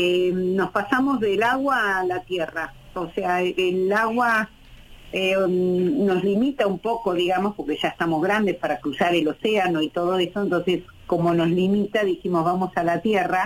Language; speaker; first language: Spanish; native; Spanish